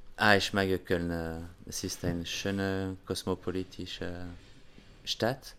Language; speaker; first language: German; non-native, learner; French